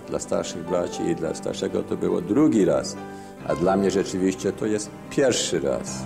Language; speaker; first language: Polish; early bilingual, heritage; Polish